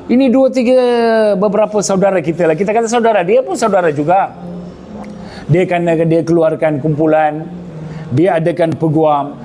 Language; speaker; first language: Malay; non-native, local second language; Tamil